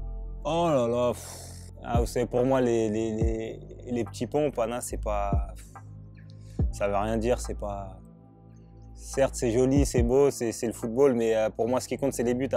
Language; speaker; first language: French; native; French